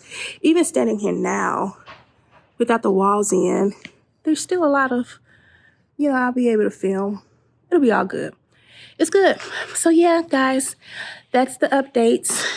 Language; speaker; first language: English; native; English